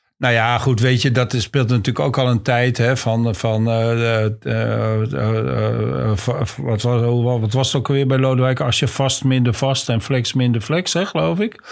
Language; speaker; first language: Dutch; native; Dutch